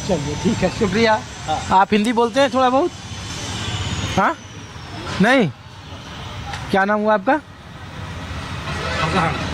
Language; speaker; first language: Hindi; native; Hindi